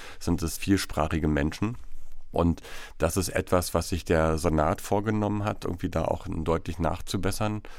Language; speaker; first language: German; native; German